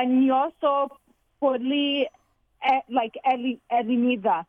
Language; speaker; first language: Greek; early bilingual, heritage; Greek